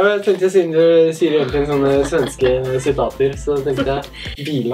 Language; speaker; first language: Norwegian; native; Norwegian